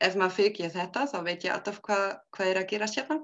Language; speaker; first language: Icelandic; non-native, learner; German